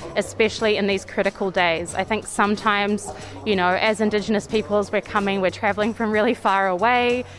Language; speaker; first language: English; native; English